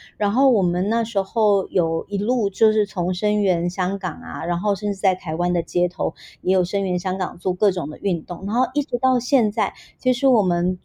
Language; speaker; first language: Chinese; native; Chinese